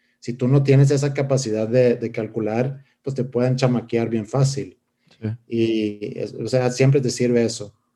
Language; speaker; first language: Spanish; non-native, fluent; Swedish